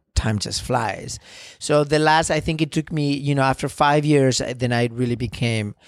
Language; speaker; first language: English; non-native, fluent; Spanish